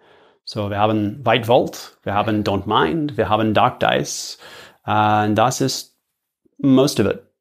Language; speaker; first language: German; non-native, learner; English